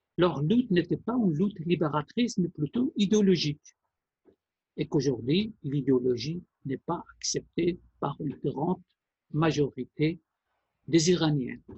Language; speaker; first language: French; non-native, fluent; Persian